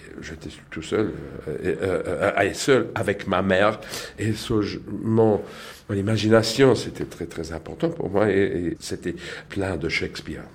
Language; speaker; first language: French; non-native, learner; English